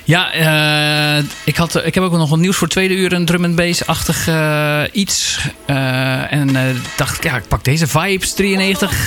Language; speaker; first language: Dutch; native; Dutch